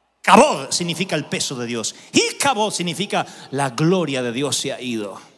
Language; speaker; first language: Spanish; native; Spanish